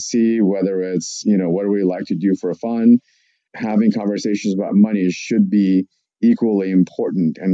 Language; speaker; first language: English; non-native, fluent; Russian